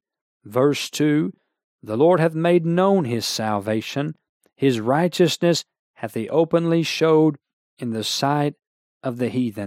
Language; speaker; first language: English; native; English